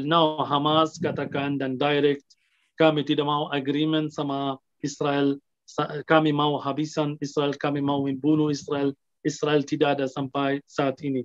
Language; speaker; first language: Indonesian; non-native, fluent; Arabic